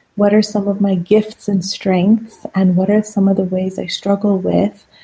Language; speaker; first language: English; non-native, fluent; Persian